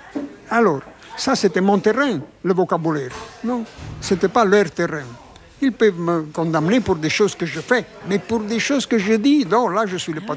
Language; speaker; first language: French; non-native, fluent; Italian